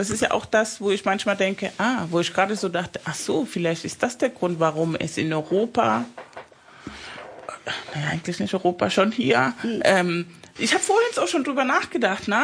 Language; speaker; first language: German; non-native, fluent; Spanish